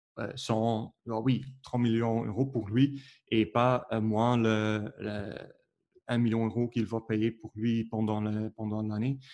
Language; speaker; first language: French; non-native, learner; Dutch